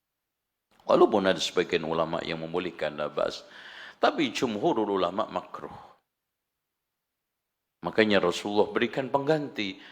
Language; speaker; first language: Indonesian; native; Indonesian